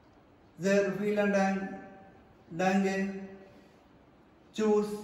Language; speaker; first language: German; non-native, learner; Malayalam